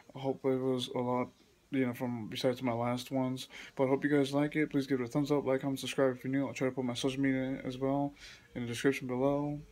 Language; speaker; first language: English; early bilingual, other home language; Spanish